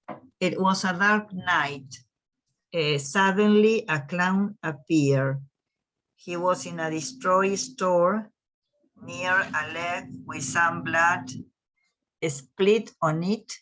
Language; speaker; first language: English; non-native, learner; Spanish